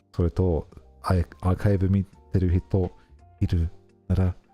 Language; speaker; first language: Japanese; non-native, learner; English